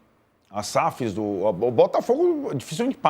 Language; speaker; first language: Portuguese; native; Portuguese